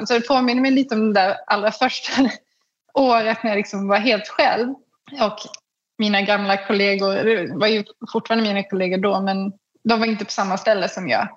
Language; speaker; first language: Swedish; native; Swedish